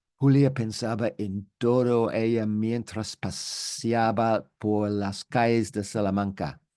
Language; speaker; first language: Spanish; non-native, learner; English